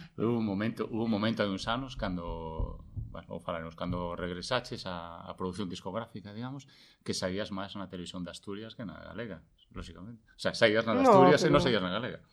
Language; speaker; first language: Galician; native; Galician